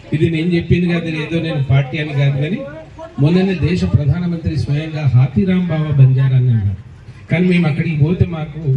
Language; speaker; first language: Telugu; non-native, local second language; Lambadi